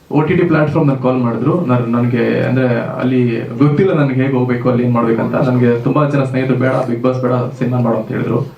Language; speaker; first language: Kannada; native; Kannada